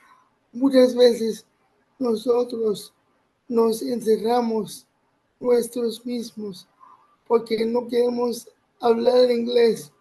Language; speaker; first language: Spanish; early bilingual, other home language; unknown